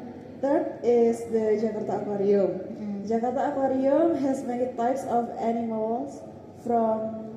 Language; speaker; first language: English; non-native, learner; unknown